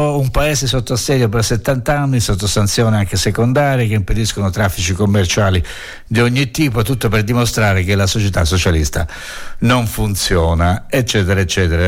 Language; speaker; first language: Italian; native; Italian